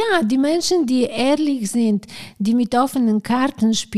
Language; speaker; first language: German; non-native, fluent; Bulgarian